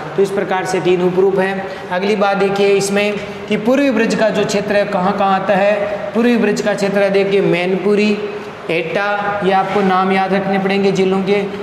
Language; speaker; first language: Hindi; native; Hindi